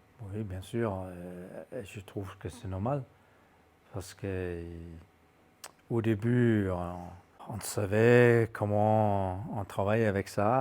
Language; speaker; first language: French; non-native, fluent; Danish